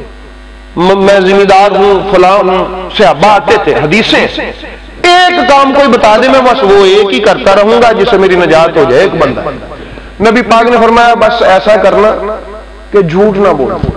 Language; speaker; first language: Hindi; non-native, local second language; Punjabi